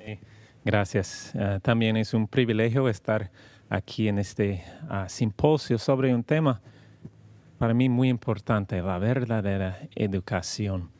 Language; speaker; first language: Spanish; non-native, learner; English